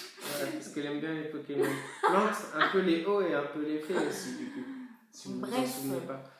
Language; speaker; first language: French; native; French